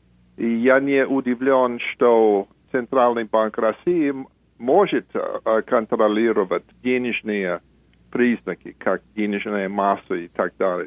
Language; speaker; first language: Russian; non-native, fluent; English